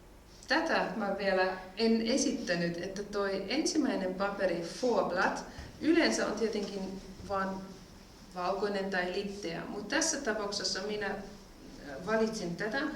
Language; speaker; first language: Finnish; non-native, fluent; German